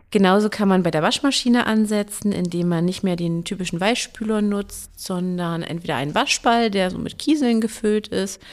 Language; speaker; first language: German; native; German